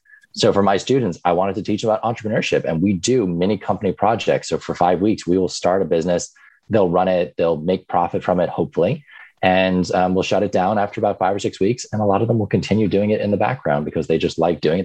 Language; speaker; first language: English; native; English